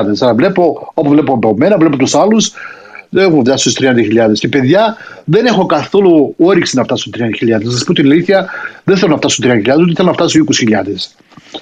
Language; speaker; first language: Greek; early bilingual, heritage; Greek